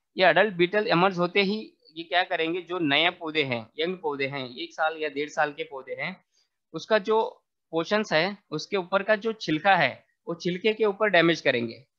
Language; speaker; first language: Hindi; non-native, local second language; Marathi